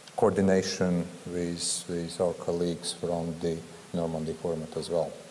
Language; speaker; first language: English; non-native, fluent; Latvian